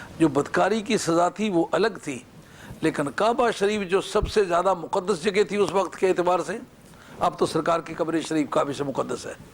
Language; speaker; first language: Urdu; non-native, local second language; Punjabi